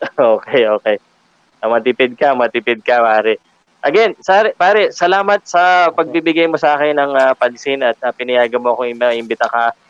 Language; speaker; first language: Filipino; native; Filipino